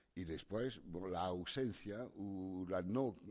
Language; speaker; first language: Spanish; non-native, fluent; French